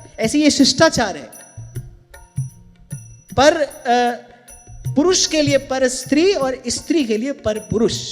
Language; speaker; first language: Hindi; native; Hindi